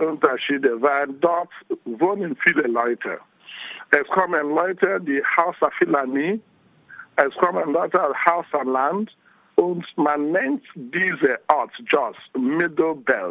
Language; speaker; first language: German; non-native, fluent; Igbo